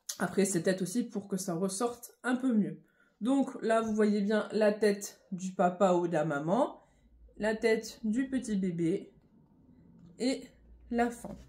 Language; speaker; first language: French; native; French